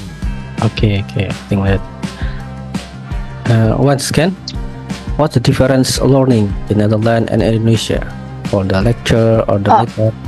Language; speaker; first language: English; non-native, learner; Indonesian